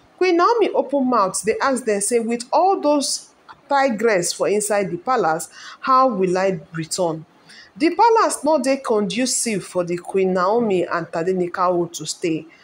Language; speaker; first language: Nigerian Pidgin; non-native, local second language; Yoruba